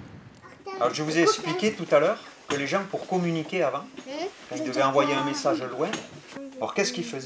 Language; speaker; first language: French; native; French